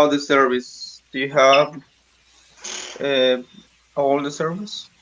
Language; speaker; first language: English; non-native, learner; Spanish